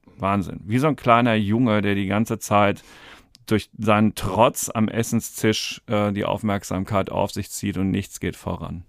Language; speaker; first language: German; native; German